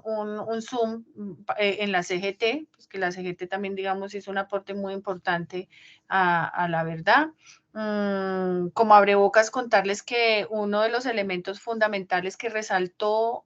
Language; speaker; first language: Spanish; native; Spanish